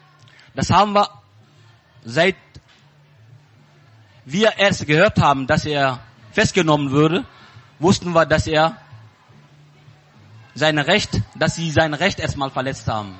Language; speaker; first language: German; non-native, learner; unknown